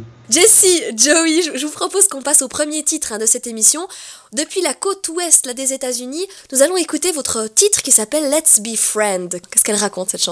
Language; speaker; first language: French; native; French